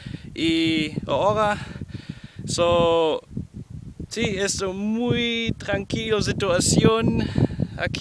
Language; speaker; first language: Spanish; non-native, learner; German